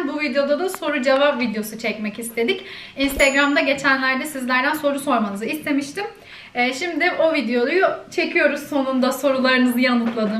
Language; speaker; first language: Turkish; native; Turkish